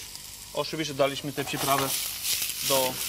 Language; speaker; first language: Polish; non-native, fluent; French